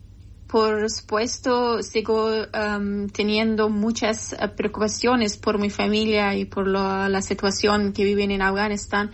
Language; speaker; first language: Spanish; non-native, learner; Persian